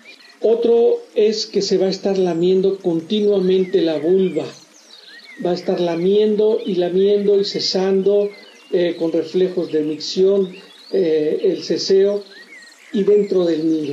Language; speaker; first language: Spanish; native; Spanish